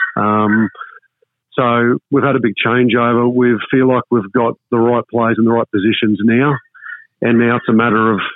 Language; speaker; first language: English; native; English